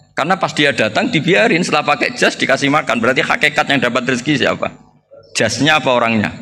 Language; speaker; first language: Indonesian; non-native, local second language; Javanese